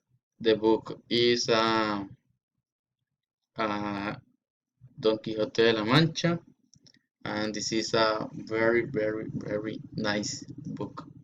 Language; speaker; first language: English; non-native, learner; Spanish